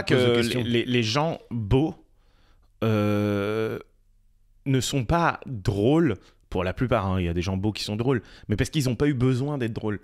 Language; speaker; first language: French; native; French